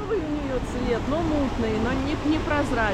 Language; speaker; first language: Russian; native; Russian